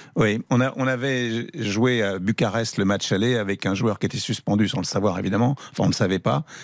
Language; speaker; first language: French; native; French